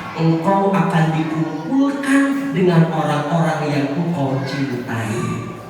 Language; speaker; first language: Indonesian; non-native, local second language; Sundanese